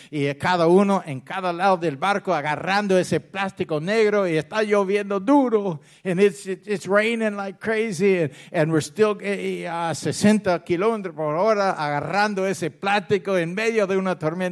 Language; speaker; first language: Spanish; non-native, fluent; English